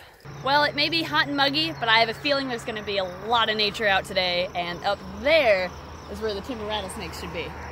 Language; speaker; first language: English; native; English